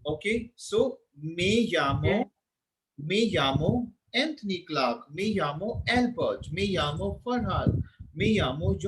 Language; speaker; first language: Spanish; non-native, fluent; Hindi